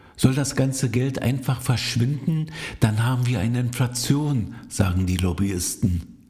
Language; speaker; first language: German; native; German